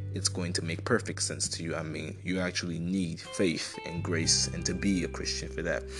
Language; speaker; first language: English; non-native, local second language; Igbo